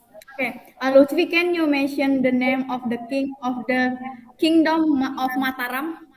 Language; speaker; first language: English; non-native, learner; Indonesian